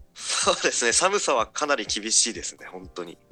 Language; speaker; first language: Japanese; native; Japanese